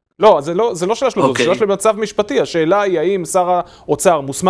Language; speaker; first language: Hebrew; native; Hebrew